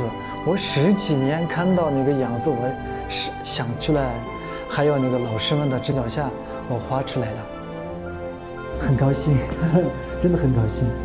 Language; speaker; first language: Chinese; non-native, local second language; Uyghur